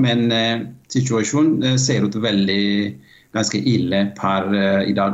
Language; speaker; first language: Norwegian; non-native, fluent; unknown